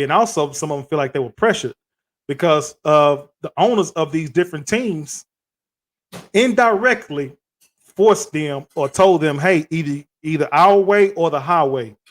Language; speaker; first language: English; native; English